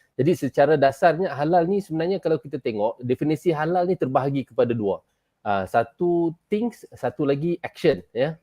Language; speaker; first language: Malay; native; Malay